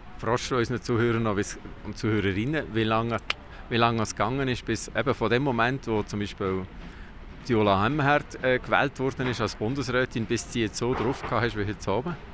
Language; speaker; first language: German; native; German